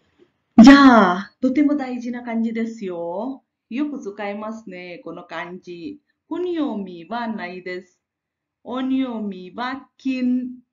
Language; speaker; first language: Japanese; non-native, fluent; Marathi